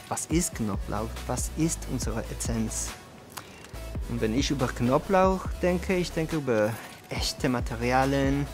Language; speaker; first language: German; non-native, fluent; English